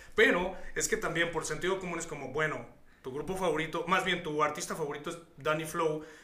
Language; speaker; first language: Spanish; native; Spanish